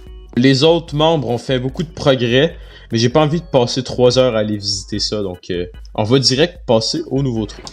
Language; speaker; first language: French; native; French